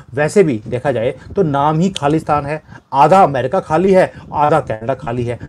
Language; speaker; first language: Hindi; native; Hindi